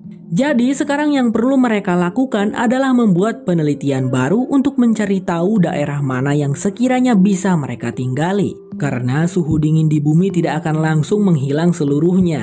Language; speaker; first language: Indonesian; native; Indonesian